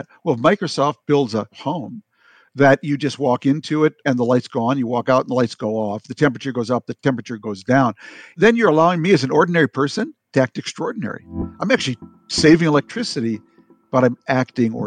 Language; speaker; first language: English; native; English